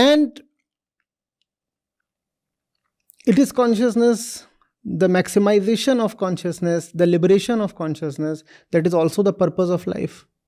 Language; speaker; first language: English; non-native, local second language; Hindi